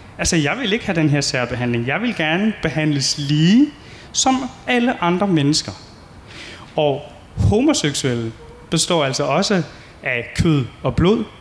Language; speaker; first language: Danish; early bilingual, other home language; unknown